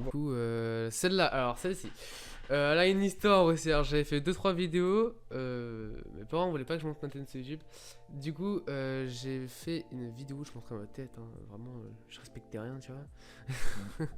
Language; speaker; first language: French; native; French